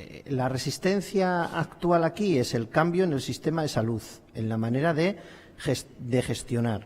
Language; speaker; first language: Spanish; native; Spanish